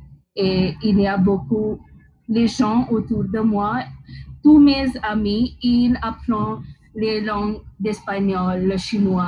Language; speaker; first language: French; non-native, learner; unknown